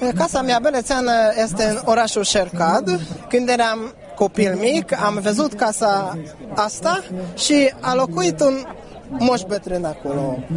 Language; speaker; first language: Romanian; non-native, learner; Hungarian